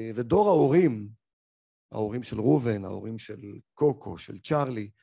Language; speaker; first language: Hebrew; early bilingual, other home language; Arabic